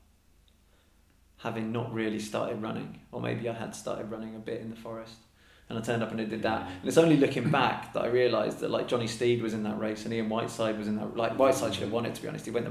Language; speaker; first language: English; native; English